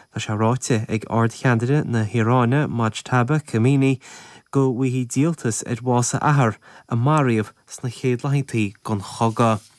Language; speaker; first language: Irish; native; Irish